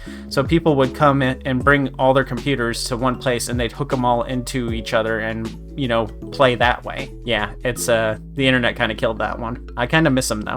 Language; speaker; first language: English; native; English